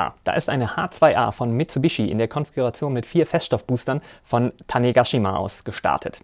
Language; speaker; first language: German; native; German